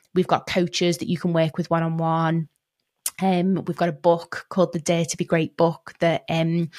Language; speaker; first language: English; native; English